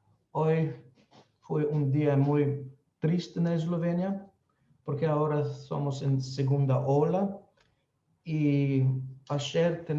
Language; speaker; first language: Spanish; non-native, fluent; Slovenian